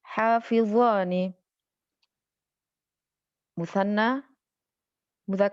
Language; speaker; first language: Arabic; non-native, learner; Indonesian